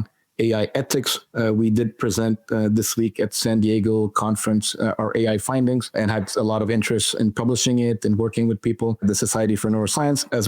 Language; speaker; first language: English; non-native, fluent; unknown